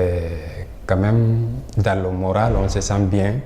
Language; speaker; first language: French; non-native, local second language; Fula